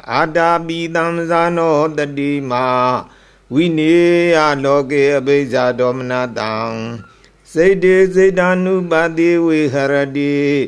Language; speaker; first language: Burmese; native; Burmese